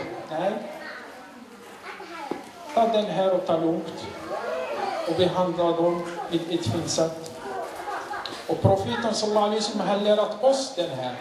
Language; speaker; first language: Swedish; non-native, learner; Arabic